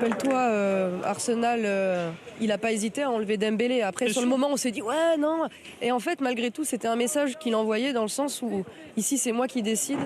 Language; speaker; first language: French; native; French